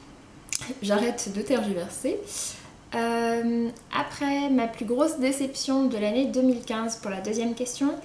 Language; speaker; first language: French; native; French